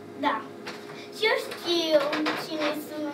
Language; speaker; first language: Romanian; early bilingual, heritage; English